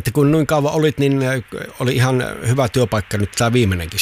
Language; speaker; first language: Finnish; native; Finnish